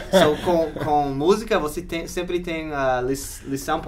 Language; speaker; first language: Portuguese; non-native, fluent; English